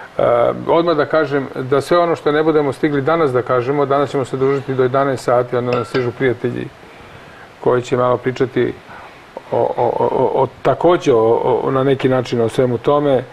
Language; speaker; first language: Croatian; native; Croatian